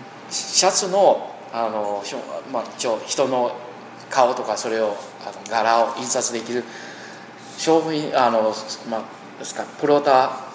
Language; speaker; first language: Japanese; non-native, fluent; Chinese